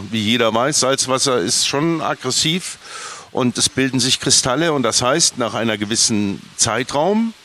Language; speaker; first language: German; native; German